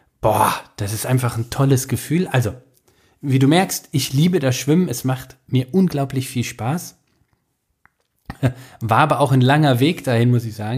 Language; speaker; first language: German; native; German